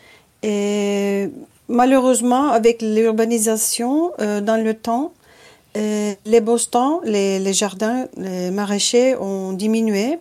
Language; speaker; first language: French; non-native, fluent; Turkish